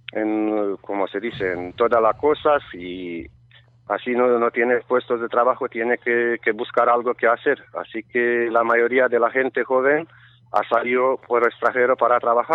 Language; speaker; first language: Spanish; non-native, learner; Romanian